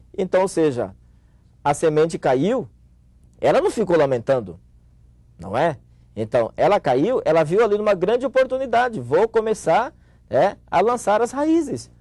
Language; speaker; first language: Portuguese; native; Portuguese